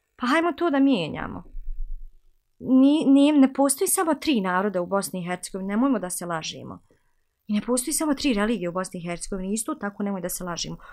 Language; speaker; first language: Bosnian; native; Bosnian